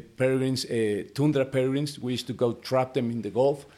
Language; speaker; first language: English; non-native, fluent; Spanish